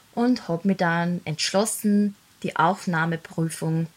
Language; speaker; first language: German; native; German